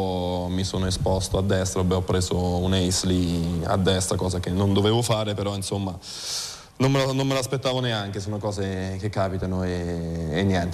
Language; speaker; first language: Italian; native; Italian